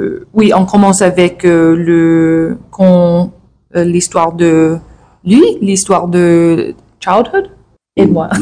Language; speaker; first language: French; non-native, learner; English